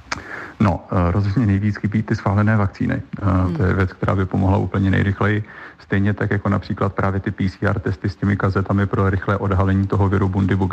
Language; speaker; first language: Czech; native; Czech